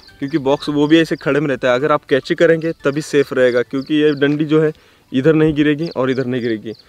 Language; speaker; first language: Hindi; native; Hindi